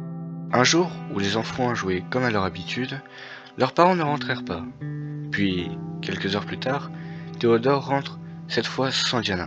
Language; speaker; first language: French; native; French